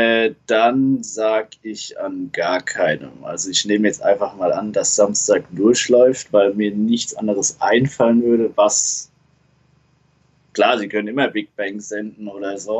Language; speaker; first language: German; native; German